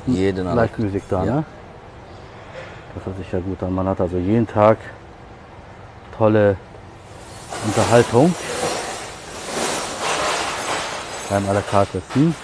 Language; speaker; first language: German; native; German